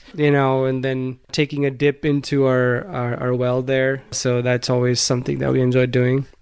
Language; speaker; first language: English; non-native, local second language; Gujarati